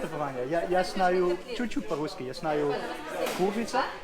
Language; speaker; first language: Russian; non-native, learner; Dutch